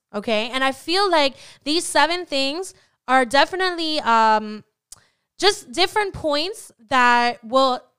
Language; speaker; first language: English; native; English